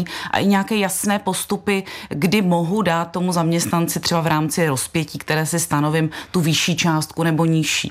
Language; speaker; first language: Czech; native; Czech